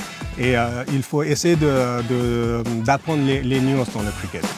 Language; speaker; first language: French; non-native, fluent; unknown